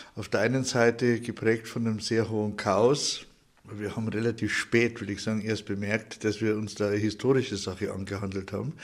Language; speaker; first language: German; native; German